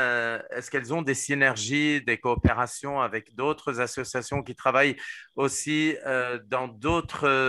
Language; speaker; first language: French; non-native, fluent; Spanish